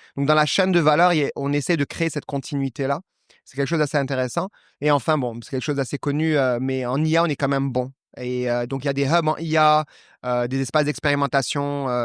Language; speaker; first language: French; non-native, local second language; Arabic